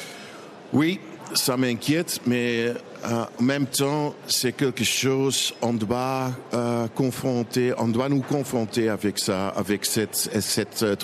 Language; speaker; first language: French; non-native, local second language; Dutch